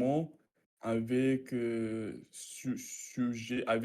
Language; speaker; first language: French; non-native, learner; Russian